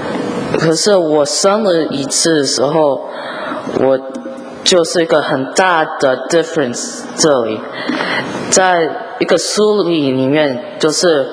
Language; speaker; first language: Chinese; early bilingual, heritage; English